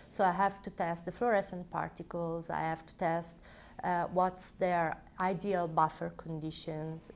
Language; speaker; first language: English; non-native, fluent; Italian